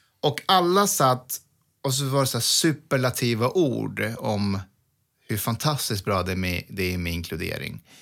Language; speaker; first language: Swedish; early bilingual, other home language; Persian